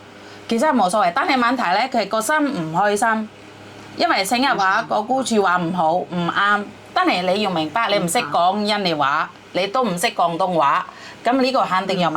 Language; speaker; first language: Cantonese; non-native, fluent; Javanese